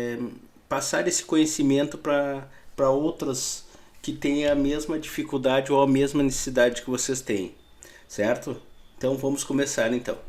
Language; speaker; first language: Portuguese; native; Portuguese